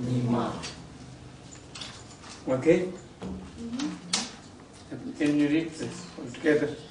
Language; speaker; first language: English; non-native, learner; Tibetan